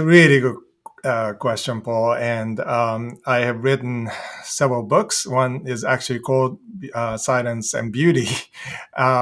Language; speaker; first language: English; native; English